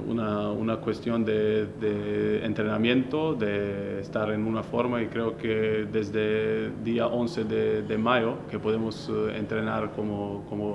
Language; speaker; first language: Spanish; non-native, fluent; Slovenian